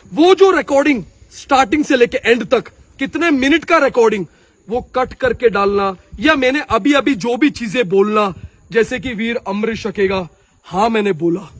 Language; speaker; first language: Hindi; non-native, local second language; Punjabi